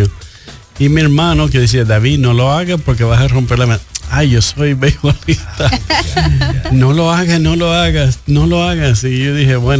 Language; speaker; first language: Spanish; early bilingual, heritage; Spanish